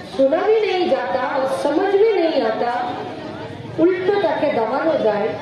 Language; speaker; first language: Hindi; non-native, local second language; Bangla